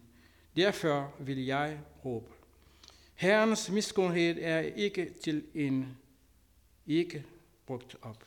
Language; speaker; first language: Danish; non-native, learner; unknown